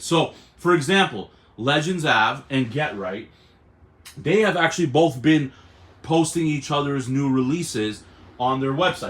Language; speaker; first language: English; native; English